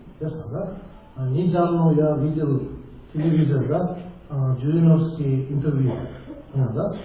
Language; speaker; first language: Russian; non-native, learner; Tibetan